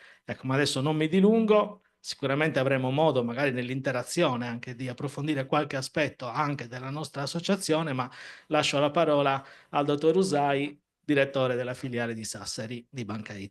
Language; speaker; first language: Italian; native; Italian